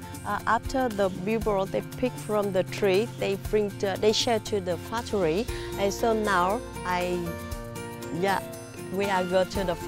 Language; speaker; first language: English; non-native, learner; Vietnamese